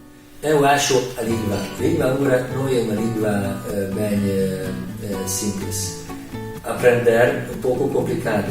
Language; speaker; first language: Portuguese; non-native, learner; Hungarian